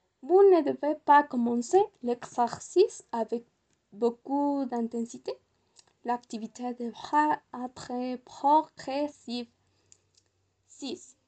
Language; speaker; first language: French; non-native, learner; Spanish